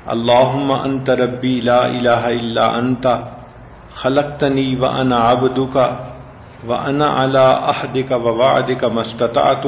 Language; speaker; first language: Urdu; non-native, local second language; Punjabi